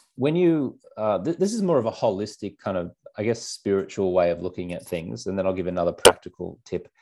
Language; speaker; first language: English; native; English